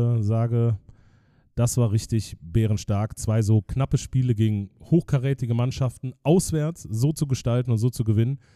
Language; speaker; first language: German; native; German